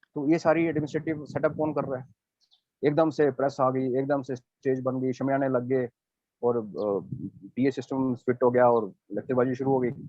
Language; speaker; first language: Hindi; non-native, local second language; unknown